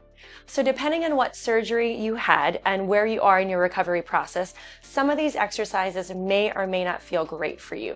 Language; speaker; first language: English; native; English